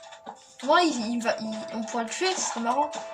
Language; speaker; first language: French; native; French